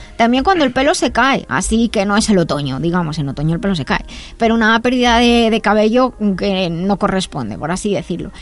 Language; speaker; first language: Spanish; native; Spanish